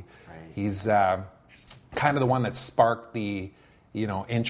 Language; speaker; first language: English; native; English